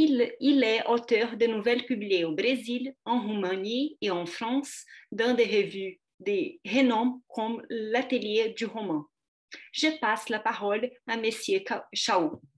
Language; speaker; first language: French; non-native, fluent; Portuguese